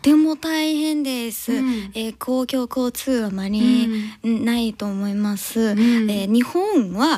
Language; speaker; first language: Japanese; non-native, learner; English